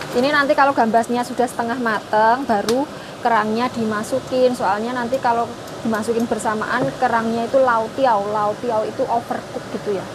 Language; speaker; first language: Indonesian; non-native, local second language; Javanese